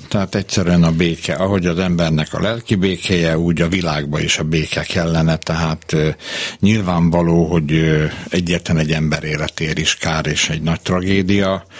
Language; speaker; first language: Hungarian; native; Hungarian